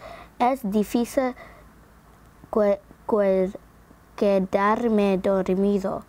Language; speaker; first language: Spanish; non-native, learner; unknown